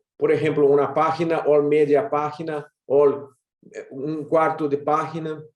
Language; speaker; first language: Spanish; non-native, learner; Portuguese